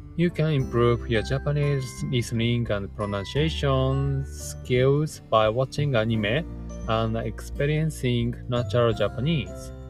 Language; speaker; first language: English; non-native, learner; Japanese